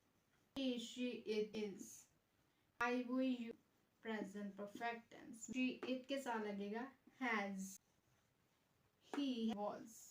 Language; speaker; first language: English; non-native, local second language; Hindi